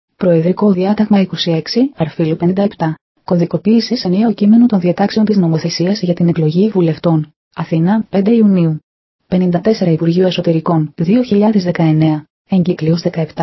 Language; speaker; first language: Greek; native; Greek